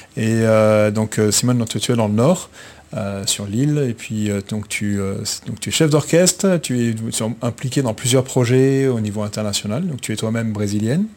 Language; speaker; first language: French; native; French